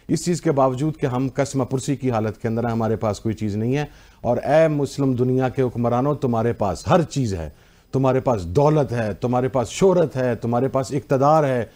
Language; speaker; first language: Urdu; non-native, local second language; Punjabi